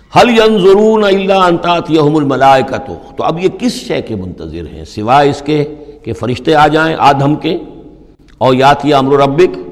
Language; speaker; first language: Urdu; native; Urdu